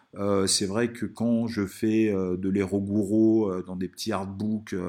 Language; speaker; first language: French; early bilingual, other home language; Italian